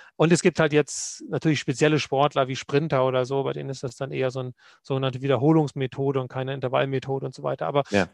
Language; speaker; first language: German; native; German